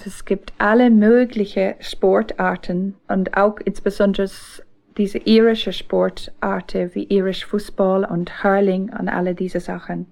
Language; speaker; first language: German; non-native, fluent; English